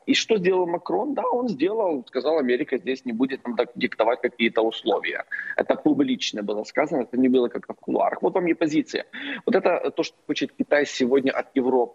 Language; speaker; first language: Russian; non-native, local second language; Ukrainian